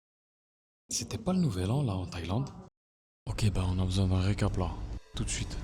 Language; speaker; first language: French; native; French